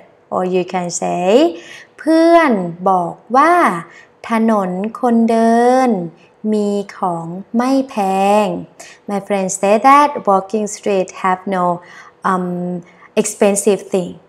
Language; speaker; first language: English; non-native, learner; Thai